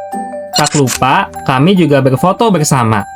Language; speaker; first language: Indonesian; native; Indonesian